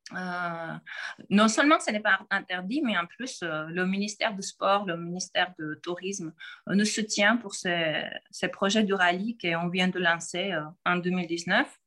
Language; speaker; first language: French; non-native, fluent; Georgian